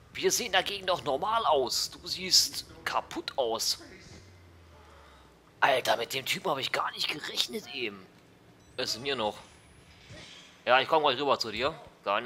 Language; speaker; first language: German; native; German